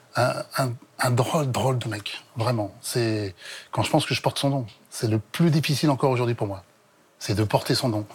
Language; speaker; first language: French; native; French